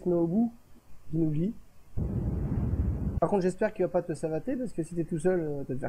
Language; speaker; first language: French; native; French